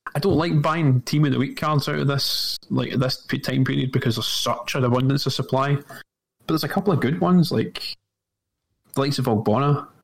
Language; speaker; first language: English; native; English